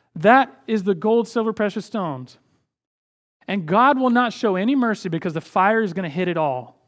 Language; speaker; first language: English; native; English